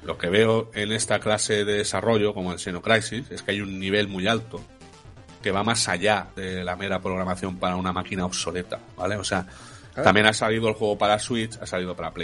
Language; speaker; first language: Spanish; native; Spanish